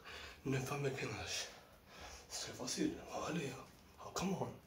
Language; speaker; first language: French; non-native, fluent; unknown